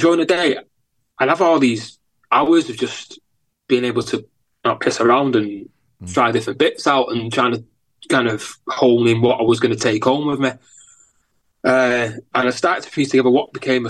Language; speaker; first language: English; native; English